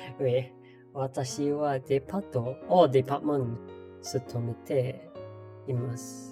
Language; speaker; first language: Japanese; non-native, learner; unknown